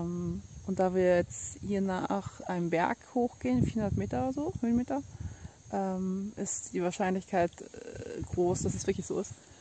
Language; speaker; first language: German; native; German